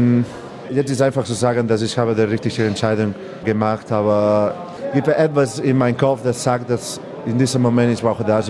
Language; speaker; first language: German; non-native, learner; Spanish